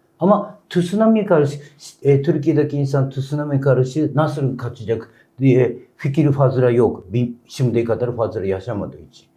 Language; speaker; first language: Turkish; non-native, learner; Japanese